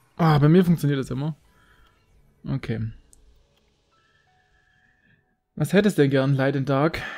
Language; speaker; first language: German; native; German